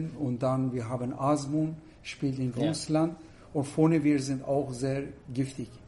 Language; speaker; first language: German; non-native, fluent; Persian